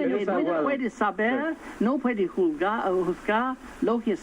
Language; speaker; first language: Spanish; non-native, fluent; English